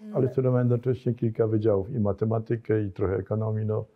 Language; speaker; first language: Polish; native; Polish